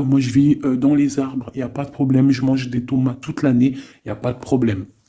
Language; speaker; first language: French; native; French